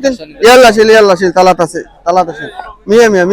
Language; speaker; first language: Arabic; non-native, learner; Bangla